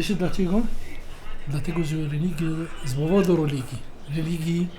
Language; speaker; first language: Polish; non-native, learner; Arabic